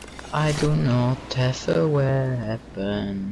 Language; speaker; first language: English; non-native, fluent; Dutch